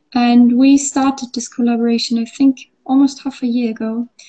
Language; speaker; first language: English; non-native, fluent; German